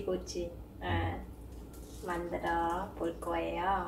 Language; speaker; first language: Korean; non-native, fluent; Khmer